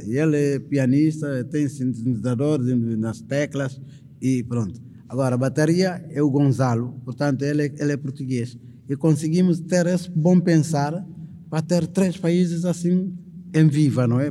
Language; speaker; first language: Portuguese; non-native, local second language; Mandingo